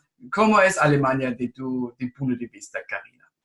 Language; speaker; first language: Spanish; non-native, fluent; German